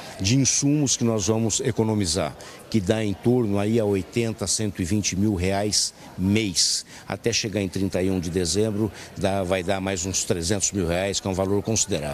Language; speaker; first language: Portuguese; native; Portuguese